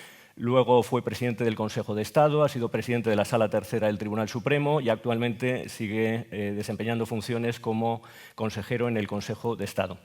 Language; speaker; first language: Spanish; native; Spanish